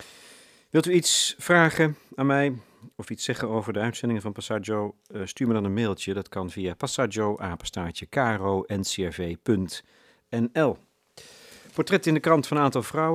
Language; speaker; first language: Dutch; native; Dutch